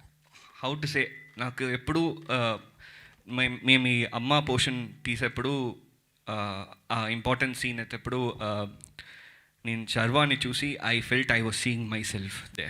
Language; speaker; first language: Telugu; early bilingual, heritage; Telugu